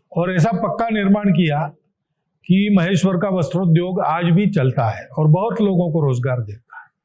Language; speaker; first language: Hindi; non-native, local second language; Marathi